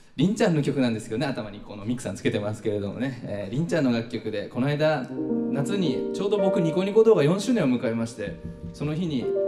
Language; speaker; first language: Japanese; native; Japanese